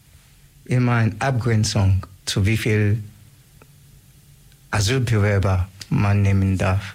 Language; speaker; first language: German; non-native, learner; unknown